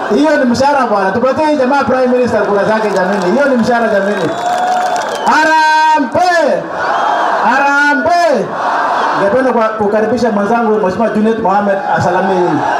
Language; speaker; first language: Swahili; non-native, local second language; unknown